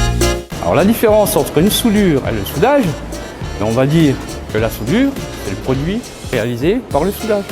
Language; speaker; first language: French; native; French